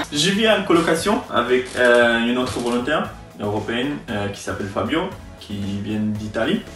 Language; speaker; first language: French; non-native, fluent; Romanian